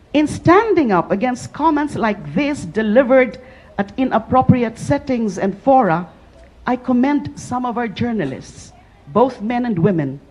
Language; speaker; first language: English; non-native, local second language; Filipino